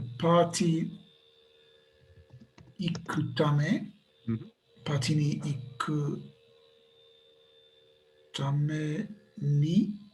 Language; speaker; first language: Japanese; non-native, learner; English